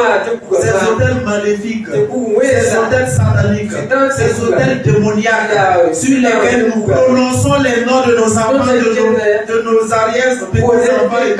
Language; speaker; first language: French; non-native, local second language; Mossi